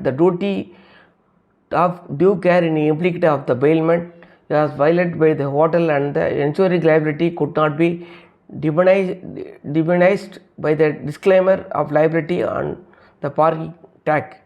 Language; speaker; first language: English; non-native, local second language; Tamil